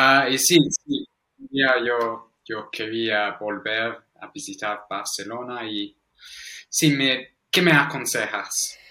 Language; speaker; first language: Spanish; non-native, fluent; English